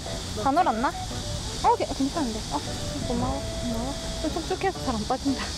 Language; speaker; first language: Korean; native; Korean